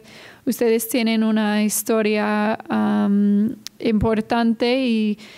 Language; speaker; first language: Spanish; non-native, fluent; English